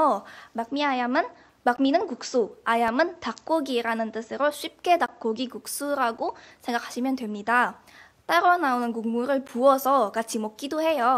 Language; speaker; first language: Korean; non-native, fluent; Indonesian